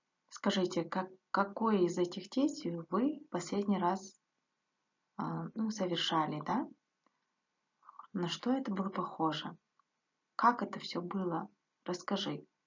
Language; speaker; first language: Russian; non-native, local second language; Kazakh